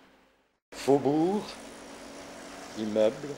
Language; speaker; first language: French; native; French